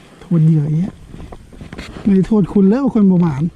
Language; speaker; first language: Thai; non-native, local second language; Northeastern Thai